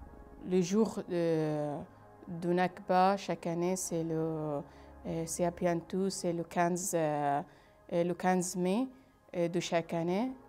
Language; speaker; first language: French; non-native, fluent; Arabic